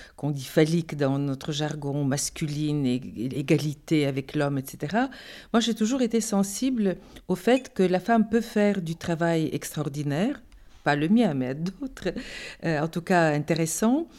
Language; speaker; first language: French; non-native, fluent; Bulgarian